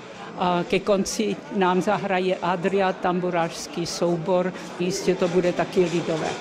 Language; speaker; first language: Czech; early bilingual, heritage; Czech